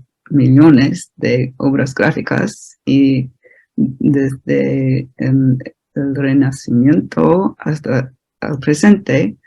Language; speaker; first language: Spanish; non-native, fluent; English